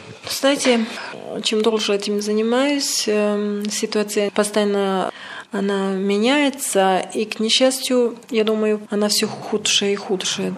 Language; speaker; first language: Russian; non-native, fluent; Serbian